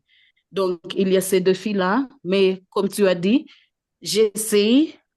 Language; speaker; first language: French; non-native, fluent; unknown